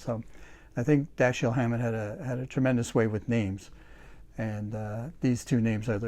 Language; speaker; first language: English; native; English